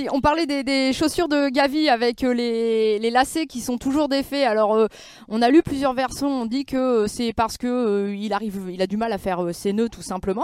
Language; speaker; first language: French; native; French